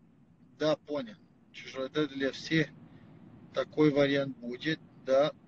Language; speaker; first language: Russian; non-native, learner; Portuguese